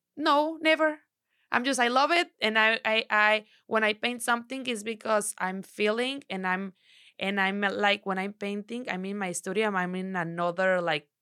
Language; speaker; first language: English; non-native, learner; Spanish